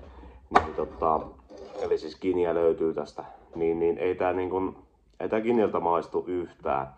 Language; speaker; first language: Finnish; native; Finnish